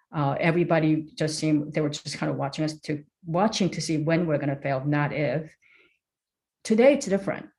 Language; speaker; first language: English; early bilingual, other home language; Korean